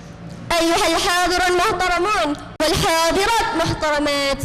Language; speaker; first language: Arabic; non-native, learner; Malay